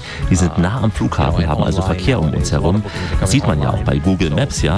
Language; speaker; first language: German; native; German